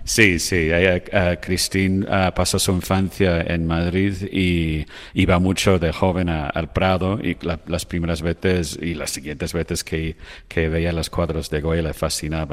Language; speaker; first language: Spanish; non-native, fluent; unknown